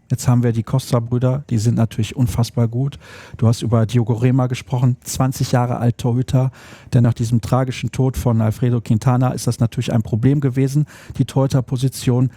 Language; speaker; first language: German; native; German